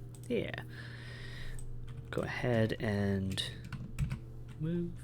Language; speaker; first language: English; native; English